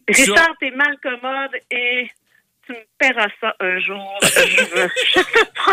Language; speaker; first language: French; native; French